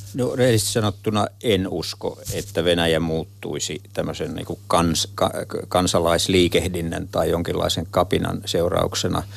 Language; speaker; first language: Finnish; native; Finnish